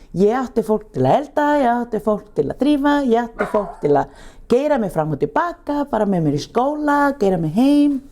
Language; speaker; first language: Icelandic; non-native, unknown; Spanish